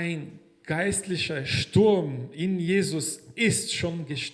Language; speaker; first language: German; non-native, fluent; Portuguese